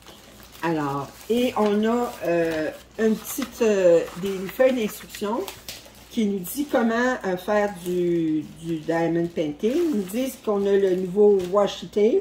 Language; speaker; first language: French; native; French